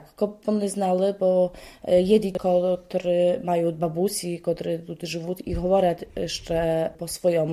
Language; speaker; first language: Polish; non-native, local second language; Ukrainian